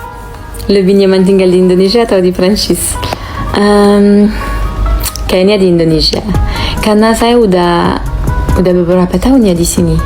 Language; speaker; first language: Indonesian; non-native, fluent; French